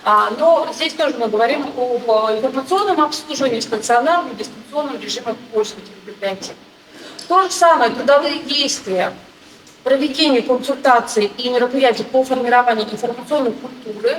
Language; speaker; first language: Russian; native; Russian